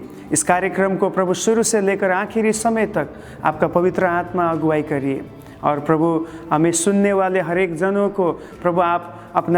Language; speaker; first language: Hindi; non-native, local second language; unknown